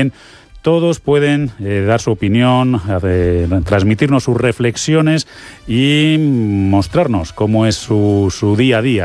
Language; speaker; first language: Spanish; native; Spanish